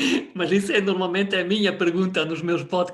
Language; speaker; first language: Portuguese; non-native, fluent; German